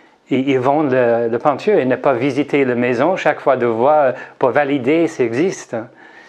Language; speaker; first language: French; non-native, learner; English